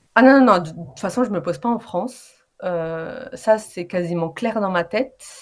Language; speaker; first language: French; early bilingual, other home language; Arabic